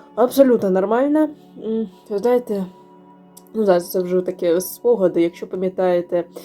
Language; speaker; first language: Ukrainian; non-native, local second language; Russian